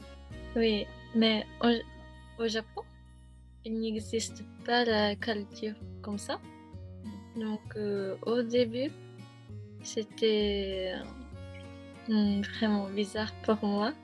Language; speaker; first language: French; non-native, learner; Japanese